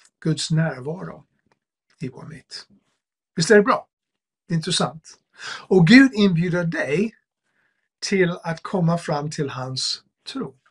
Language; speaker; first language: Swedish; non-native, fluent; English